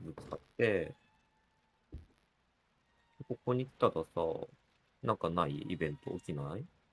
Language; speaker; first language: Japanese; native; Japanese